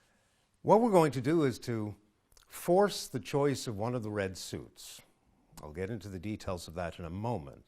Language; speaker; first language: English; native; English